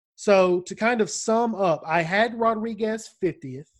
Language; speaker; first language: English; native; English